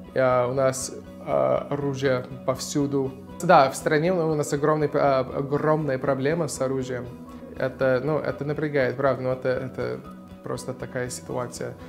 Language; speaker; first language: Russian; non-native, fluent; English